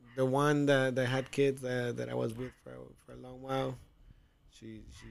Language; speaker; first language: English; non-native, fluent; Spanish